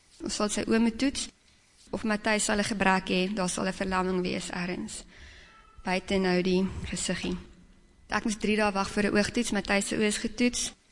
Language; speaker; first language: Afrikaans; native; Afrikaans